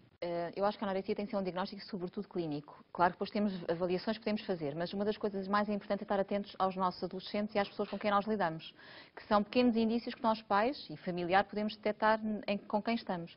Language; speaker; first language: Portuguese; native; Portuguese